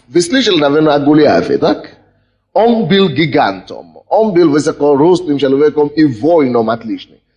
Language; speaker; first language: Russian; non-native, fluent; Yoruba